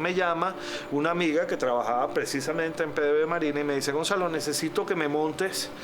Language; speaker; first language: Spanish; native; Spanish